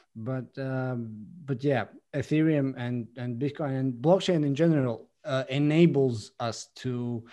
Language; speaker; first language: English; non-native, fluent; Latvian